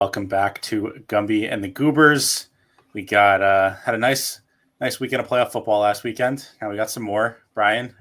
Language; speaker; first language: English; native; English